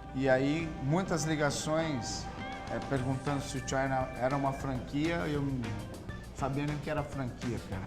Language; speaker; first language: Portuguese; native; Portuguese